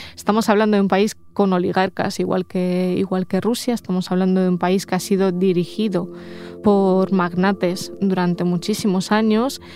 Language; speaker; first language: Spanish; early bilingual, other home language; Russian